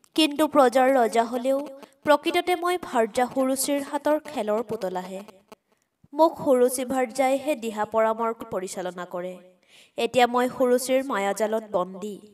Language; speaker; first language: Assamese; native; Assamese